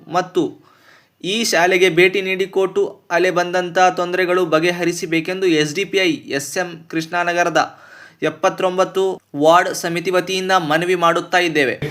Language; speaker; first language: Kannada; native; Kannada